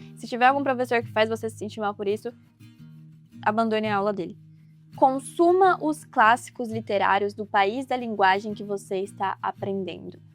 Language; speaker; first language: Portuguese; native; Portuguese